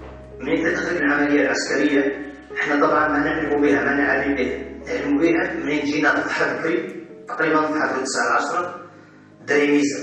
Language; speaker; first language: Arabic; native; Arabic